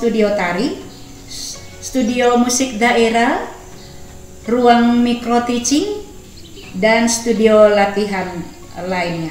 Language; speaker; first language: Indonesian; native; Indonesian